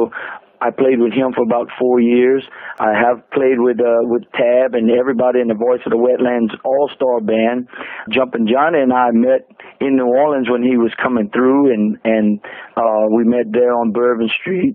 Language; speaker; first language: English; native; English